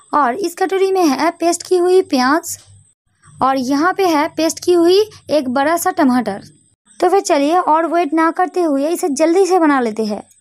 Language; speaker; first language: Hindi; non-native, local second language; Bangla